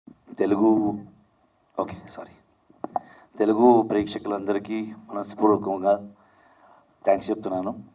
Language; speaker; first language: Telugu; non-native, learner; Kannada